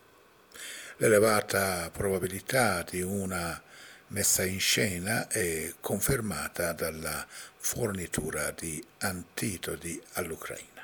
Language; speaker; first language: Italian; non-native, fluent; Persian